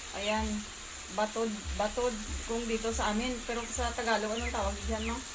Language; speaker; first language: Filipino; non-native, local second language; Hiligaynon